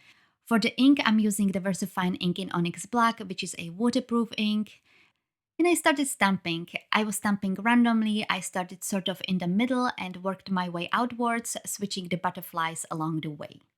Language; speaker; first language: English; non-native, fluent; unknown